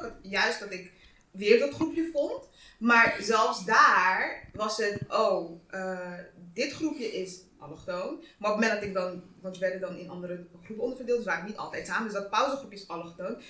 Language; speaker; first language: Dutch; early bilingual, other home language; Kinyarwanda